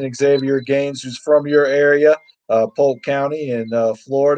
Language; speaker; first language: English; native; English